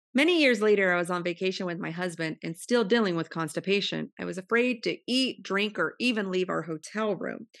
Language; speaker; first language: English; native; English